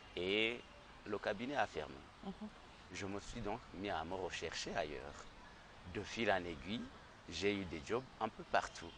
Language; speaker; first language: French; non-native, local second language; Rundi